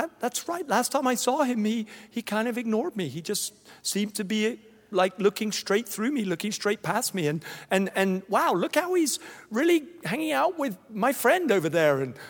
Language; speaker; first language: English; native; English